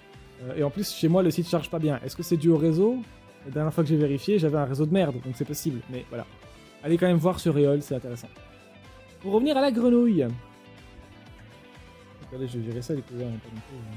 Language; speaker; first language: French; native; French